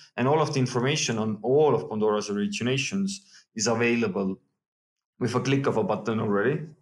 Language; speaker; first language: English; non-native, fluent; Estonian